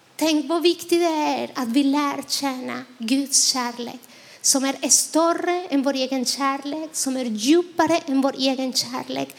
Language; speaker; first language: Swedish; non-native, fluent; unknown